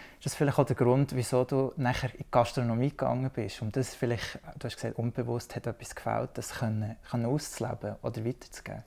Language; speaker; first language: German; native; German